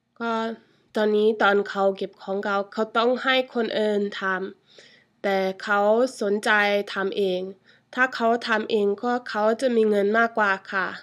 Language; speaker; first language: Thai; early bilingual, heritage; English